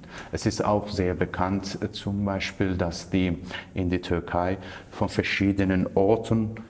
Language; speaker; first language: German; non-native, fluent; Kurdish